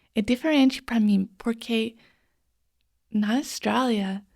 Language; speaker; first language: Portuguese; non-native, fluent; English